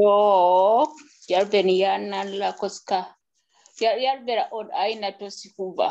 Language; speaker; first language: Finnish; non-native, learner; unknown